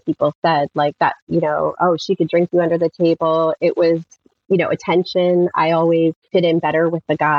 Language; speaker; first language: English; native; English